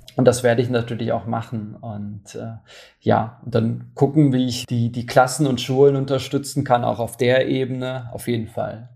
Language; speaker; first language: German; early bilingual, other home language; Turkish